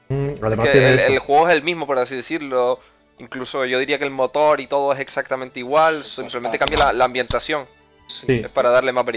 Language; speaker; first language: Spanish; native; Spanish